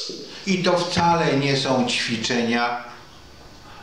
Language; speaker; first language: Polish; native; Polish